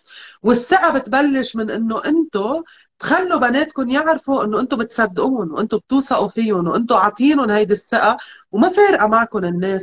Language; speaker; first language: Arabic; native; Arabic